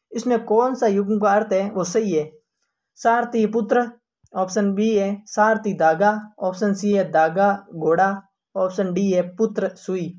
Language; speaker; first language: Hindi; native; Hindi